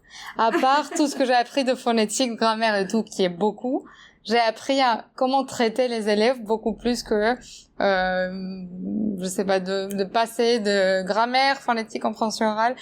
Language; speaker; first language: French; non-native, fluent; Spanish